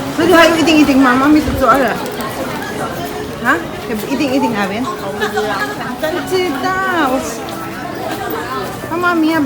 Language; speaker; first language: Chinese; non-native, learner; Filipino